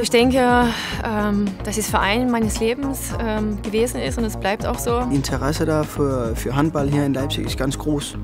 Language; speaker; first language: German; non-native, fluent; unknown